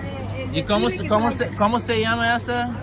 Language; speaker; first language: Spanish; non-native, learner; Portuguese